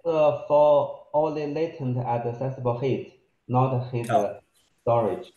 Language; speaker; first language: English; non-native, fluent; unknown